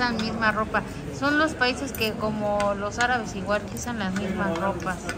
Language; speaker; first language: Spanish; native; Spanish